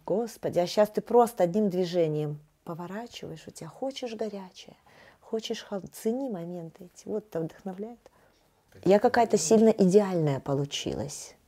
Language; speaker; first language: Russian; native; Russian